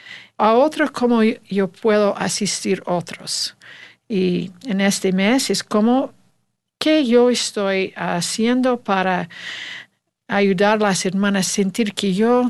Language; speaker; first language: Spanish; non-native, learner; English